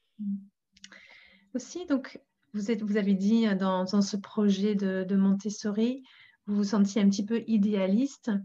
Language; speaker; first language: French; non-native, fluent; English